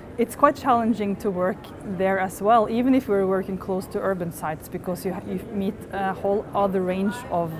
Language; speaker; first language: English; non-native, fluent; Norwegian